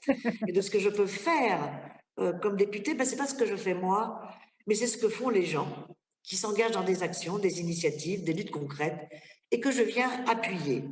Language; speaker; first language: French; native; French